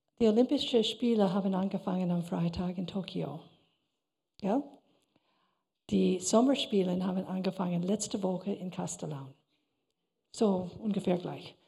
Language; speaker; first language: German; non-native, fluent; English